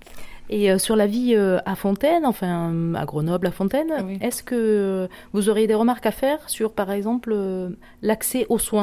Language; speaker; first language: French; native; French